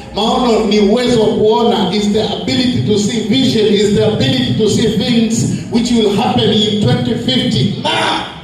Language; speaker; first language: English; non-native, local second language; Swahili